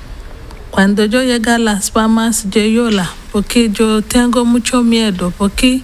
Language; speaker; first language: Spanish; non-native, learner; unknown